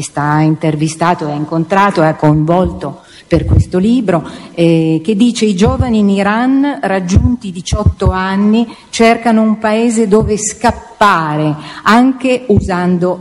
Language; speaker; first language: Italian; native; Italian